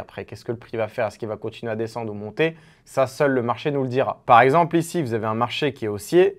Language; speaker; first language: French; native; French